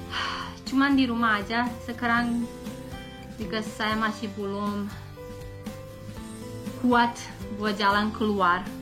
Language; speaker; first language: Indonesian; non-native, learner; English